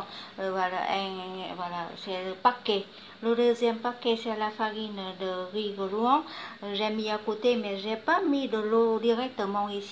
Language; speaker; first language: French; non-native, learner; Vietnamese